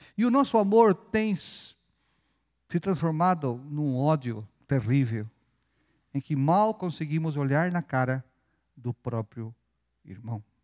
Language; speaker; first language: Portuguese; non-native, fluent; Spanish